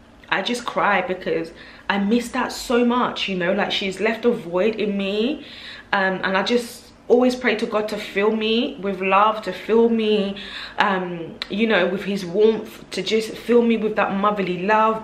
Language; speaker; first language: English; early bilingual, other home language; Lingala